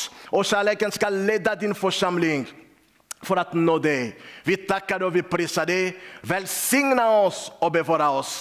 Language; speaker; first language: Swedish; non-native, learner; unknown